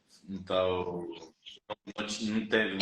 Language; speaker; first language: Portuguese; non-native, fluent; Spanish